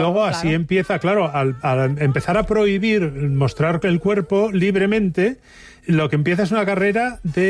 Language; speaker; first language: Spanish; native; Spanish